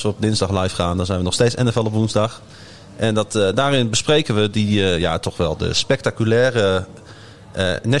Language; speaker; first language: Dutch; native; Dutch